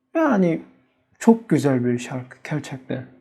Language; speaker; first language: Turkish; non-native, learner; Korean